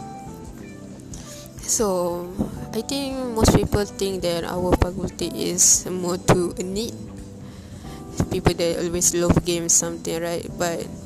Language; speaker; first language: English; non-native, local second language; Malay